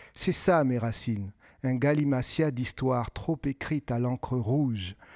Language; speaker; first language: French; non-native, local second language; Kinyarwanda